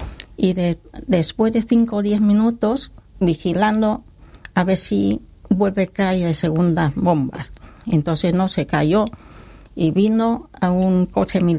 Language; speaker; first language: Spanish; non-native, learner; Khmer